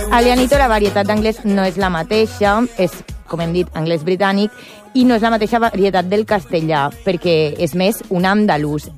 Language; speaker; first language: Catalan; native; Catalan